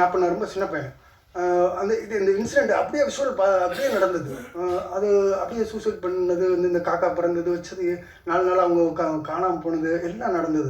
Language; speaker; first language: Tamil; native; Tamil